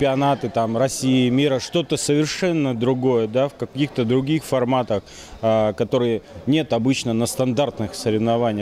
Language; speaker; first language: Russian; native; Russian